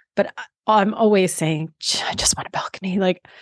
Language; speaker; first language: English; native; English